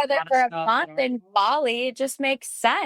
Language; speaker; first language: English; native; English